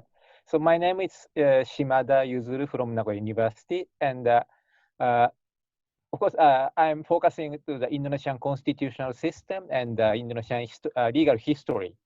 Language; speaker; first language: English; non-native, fluent; Japanese